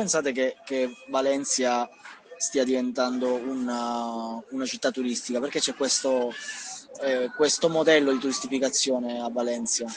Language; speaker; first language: Italian; native; Italian